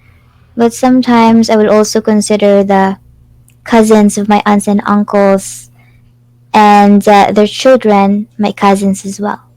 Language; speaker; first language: English; non-native, fluent; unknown